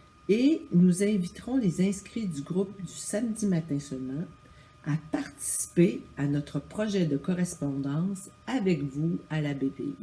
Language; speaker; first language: French; native; French